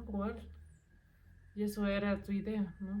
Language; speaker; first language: Spanish; non-native, fluent; German